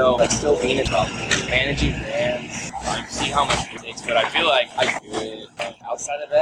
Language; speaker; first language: English; native; English